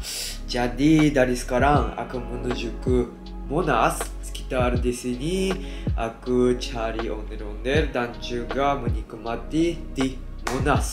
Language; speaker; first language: Indonesian; non-native, learner; Japanese